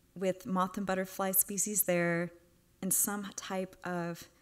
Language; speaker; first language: English; native; English